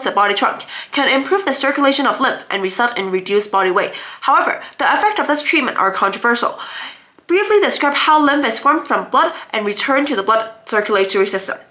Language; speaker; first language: English; non-native, local second language; Cantonese